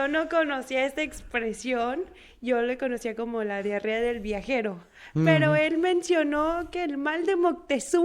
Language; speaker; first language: Spanish; native; Spanish